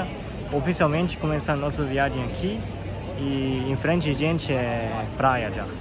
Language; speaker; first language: Portuguese; non-native, fluent; Chinese